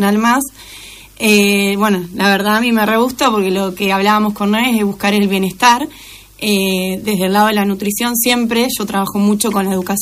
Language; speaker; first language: Spanish; native; Spanish